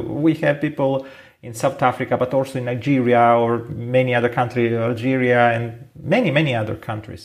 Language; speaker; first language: English; non-native, fluent; Italian